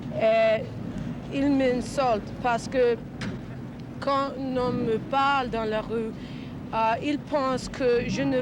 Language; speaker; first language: French; non-native, learner; English